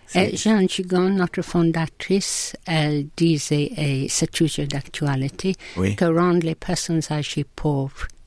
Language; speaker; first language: French; non-native, fluent; English